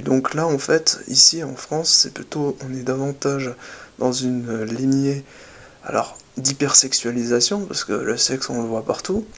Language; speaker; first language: French; native; French